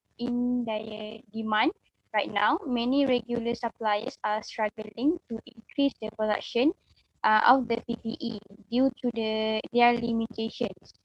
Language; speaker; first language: English; non-native, local second language; Malay